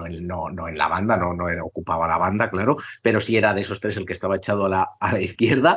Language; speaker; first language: Spanish; native; Spanish